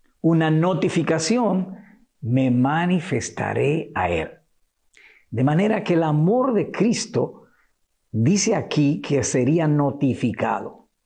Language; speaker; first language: Spanish; native; Spanish